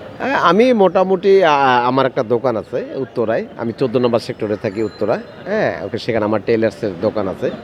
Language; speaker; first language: Bangla; native; Bangla